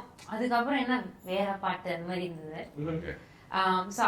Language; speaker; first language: Tamil; early bilingual, heritage; Tamil